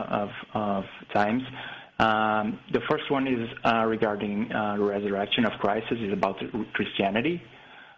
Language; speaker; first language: English; non-native, fluent; Portuguese